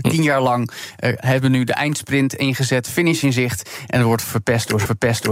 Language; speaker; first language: Dutch; native; Dutch